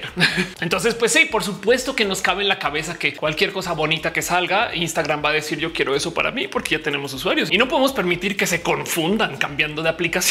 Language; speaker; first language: Spanish; native; Spanish